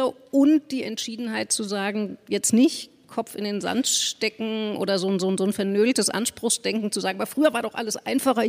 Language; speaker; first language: German; native; German